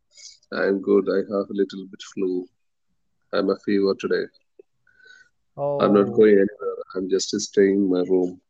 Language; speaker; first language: English; non-native, learner; Malayalam